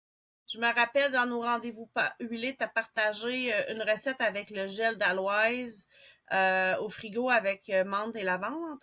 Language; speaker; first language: French; native; French